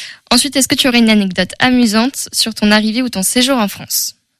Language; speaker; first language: French; native; French